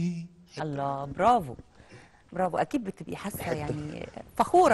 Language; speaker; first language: Arabic; native; Arabic